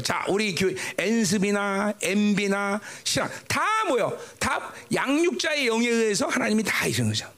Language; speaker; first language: Korean; native; Korean